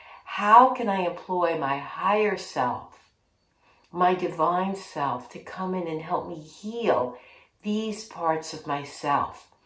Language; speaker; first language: English; native; English